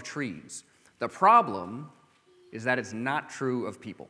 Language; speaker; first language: English; native; English